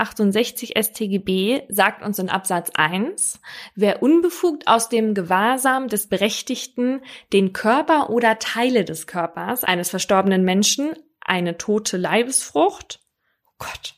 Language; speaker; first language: German; native; German